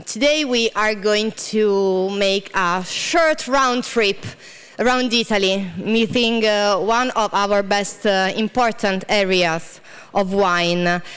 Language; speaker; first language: English; non-native, fluent; Italian